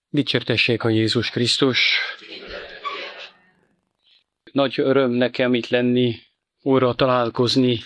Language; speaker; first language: Hungarian; non-native, fluent; French